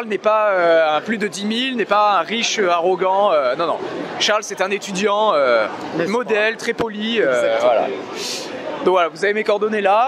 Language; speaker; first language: French; native; French